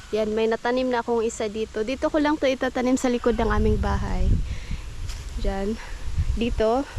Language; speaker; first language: Filipino; non-native, local second language; Cebuano